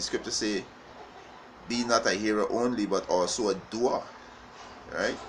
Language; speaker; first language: English; native; English